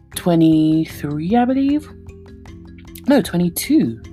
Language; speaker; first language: English; native; English